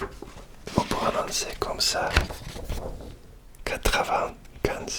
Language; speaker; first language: French; non-native, learner; Russian